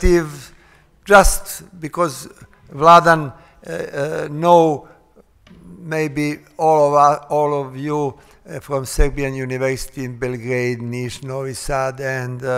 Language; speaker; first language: English; non-native, fluent; Serbian